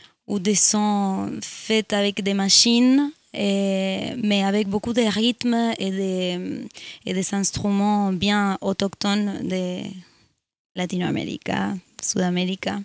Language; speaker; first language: French; non-native, fluent; Spanish